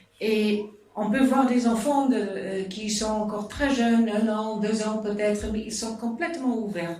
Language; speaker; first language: French; non-native, fluent; German